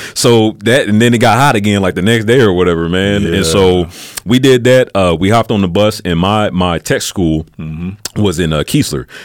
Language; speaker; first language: English; native; English